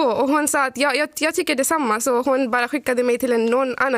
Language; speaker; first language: Swedish; non-native, fluent; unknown